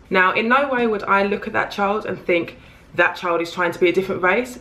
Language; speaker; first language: English; native; English